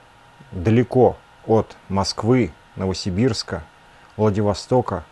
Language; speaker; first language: Russian; native; Russian